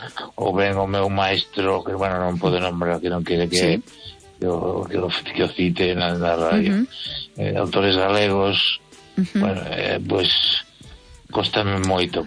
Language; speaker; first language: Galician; non-native, learner; Spanish